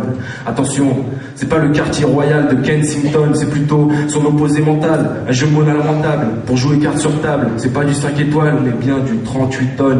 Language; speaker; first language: French; native; French